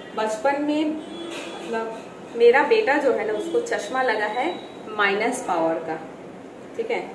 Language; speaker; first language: Hindi; non-native, local second language; Bangla